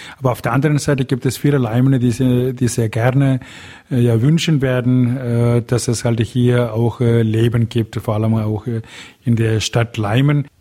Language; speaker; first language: German; non-native, fluent; Tamil